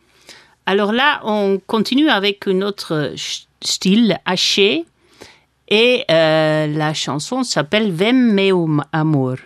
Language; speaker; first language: French; non-native, fluent; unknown